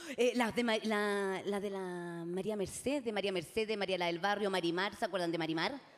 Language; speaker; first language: Spanish; native; Spanish